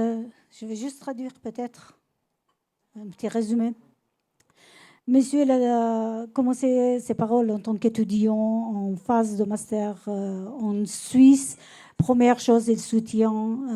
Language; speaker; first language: French; non-native, fluent; Kurdish